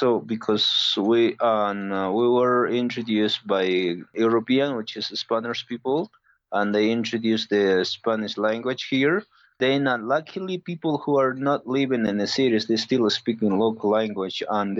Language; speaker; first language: English; non-native, learner; Spanish